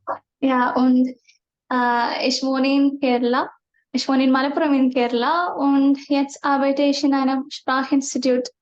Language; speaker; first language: German; non-native, learner; Malayalam